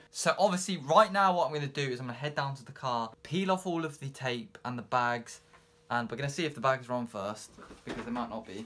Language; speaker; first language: English; native; English